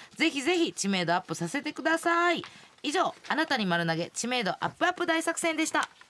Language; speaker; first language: Japanese; native; Japanese